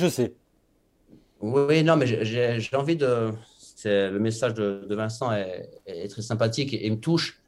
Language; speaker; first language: French; native; French